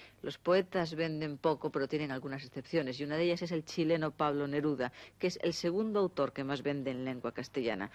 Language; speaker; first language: Spanish; native; Spanish